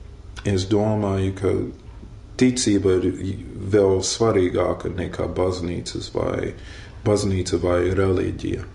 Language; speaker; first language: Latvian; non-native, fluent; English